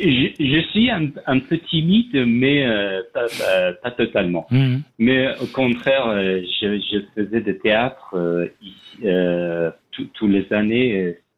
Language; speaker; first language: French; non-native, learner; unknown